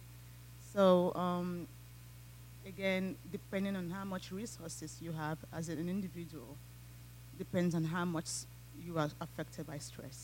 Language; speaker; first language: English; non-native, local second language; Igbo